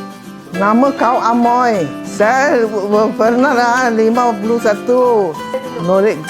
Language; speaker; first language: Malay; non-native, local second language; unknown